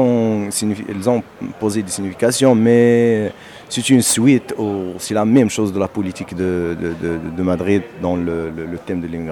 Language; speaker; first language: French; non-native, local second language; Berber languages